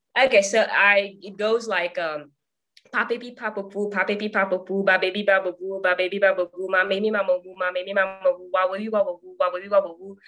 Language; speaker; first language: English; non-native, fluent; Morisyen